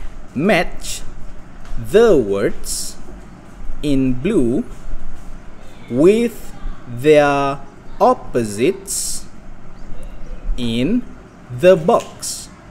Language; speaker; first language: English; non-native, local second language; Malay